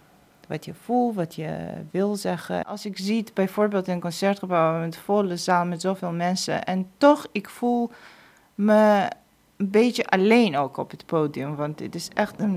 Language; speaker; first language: Dutch; non-native, fluent; Georgian